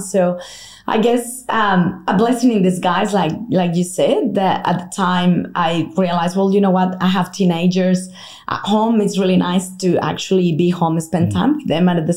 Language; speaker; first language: English; non-native, fluent; Spanish